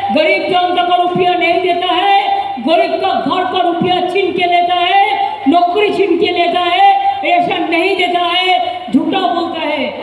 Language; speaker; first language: Hindi; non-native, local second language; Bangla